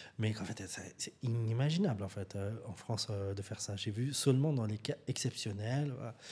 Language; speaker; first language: French; non-native, fluent; Persian